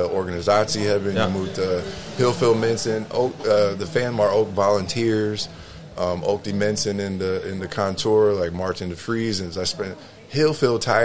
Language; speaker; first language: Dutch; non-native, learner; English